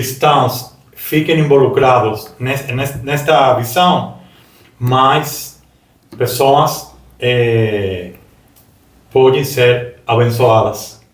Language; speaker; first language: Portuguese; non-native, learner; Spanish